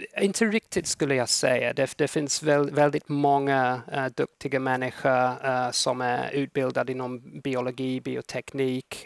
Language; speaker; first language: Swedish; non-native, fluent; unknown